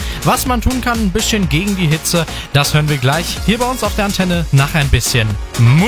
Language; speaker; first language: German; native; German